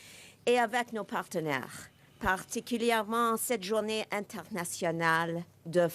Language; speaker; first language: French; non-native, local second language; English